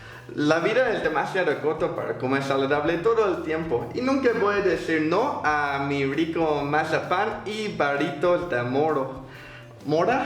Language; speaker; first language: Spanish; non-native, fluent; English